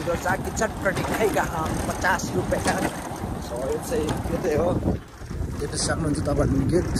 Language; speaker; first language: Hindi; non-native, learner; Nepali